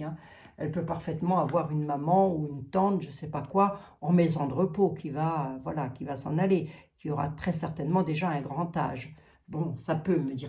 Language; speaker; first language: French; native; French